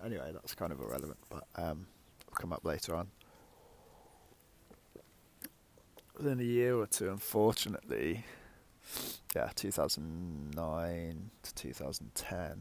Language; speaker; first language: English; native; English